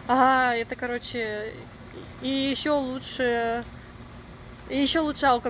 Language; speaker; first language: Russian; early bilingual, heritage; Russian